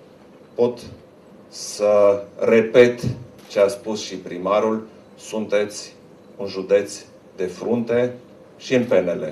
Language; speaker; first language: Romanian; non-native, local second language; German